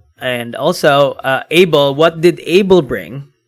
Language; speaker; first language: English; non-native, local second language; Filipino